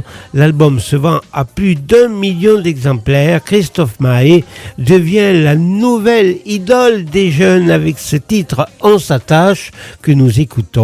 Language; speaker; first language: French; native; French